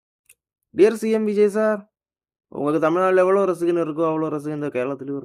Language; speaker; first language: Tamil; non-native, learner; Malayalam